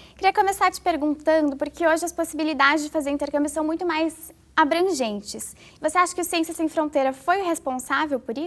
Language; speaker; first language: Portuguese; native; Portuguese